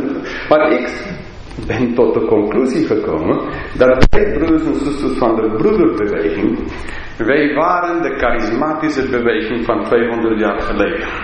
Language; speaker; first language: Dutch; non-native, fluent; English